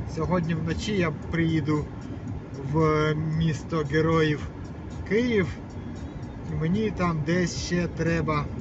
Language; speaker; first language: Ukrainian; non-native, local second language; Russian